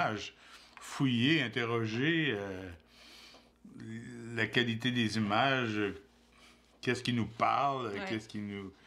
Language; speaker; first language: French; native; French